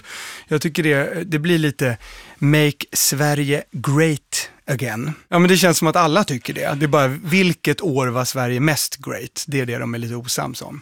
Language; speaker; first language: Swedish; native; Swedish